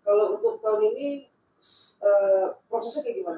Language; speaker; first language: Indonesian; native; Indonesian